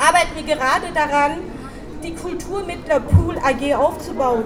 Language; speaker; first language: German; early bilingual, other home language; Turkish